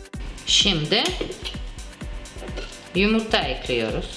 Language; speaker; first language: Turkish; non-native, learner; Russian